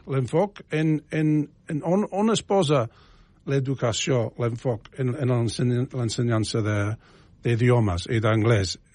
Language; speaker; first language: Catalan; non-native, fluent; English